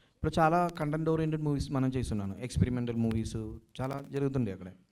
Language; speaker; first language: Telugu; non-native, learner; Malayalam